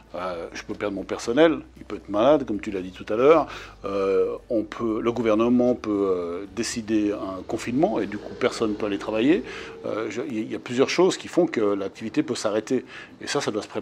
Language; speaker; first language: French; native; French